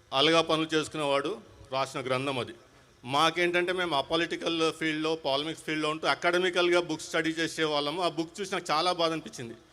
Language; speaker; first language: Telugu; non-native, local second language; Hindi